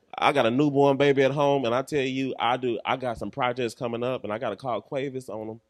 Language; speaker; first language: English; native; English